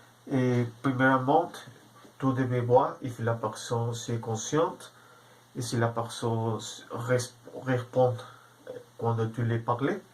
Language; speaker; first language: French; non-native, learner; Spanish